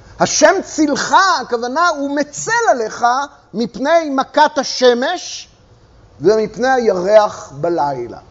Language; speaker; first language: Hebrew; native; Hebrew